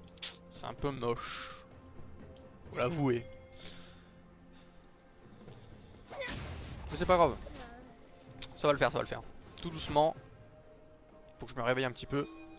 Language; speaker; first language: French; native; French